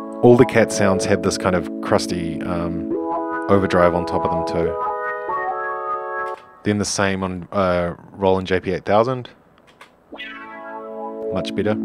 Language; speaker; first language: English; native; English